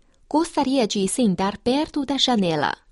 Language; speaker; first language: Portuguese; non-native, fluent; Chinese